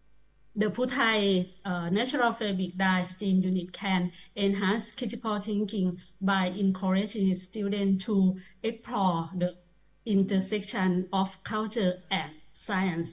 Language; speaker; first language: English; non-native, learner; Thai